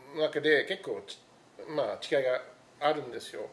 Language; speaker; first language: Japanese; non-native, fluent; English